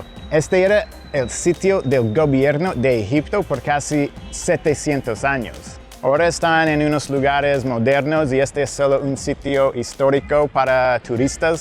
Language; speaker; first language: Spanish; non-native, fluent; English